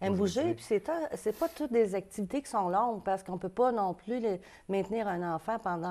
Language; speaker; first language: French; native; French